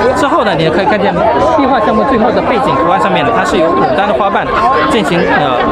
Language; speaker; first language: Chinese; native; Chinese